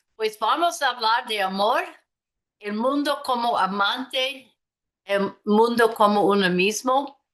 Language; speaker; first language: Spanish; non-native, fluent; English